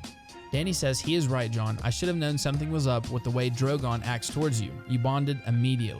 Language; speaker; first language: English; native; English